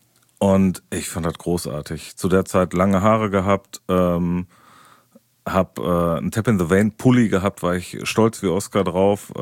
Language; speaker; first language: German; native; German